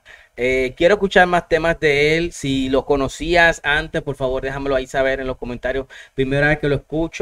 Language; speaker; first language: Spanish; native; Spanish